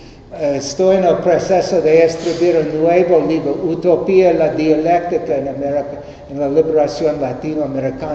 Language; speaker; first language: Spanish; non-native, learner; English